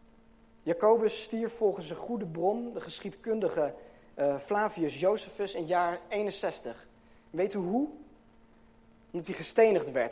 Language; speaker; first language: Dutch; native; Dutch